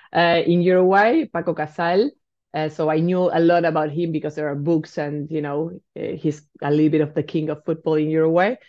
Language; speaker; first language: English; non-native, fluent; Spanish